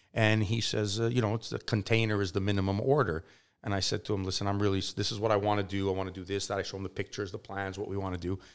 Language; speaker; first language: English; native; English